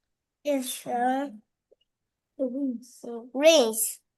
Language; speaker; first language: English; non-native, learner; Vietnamese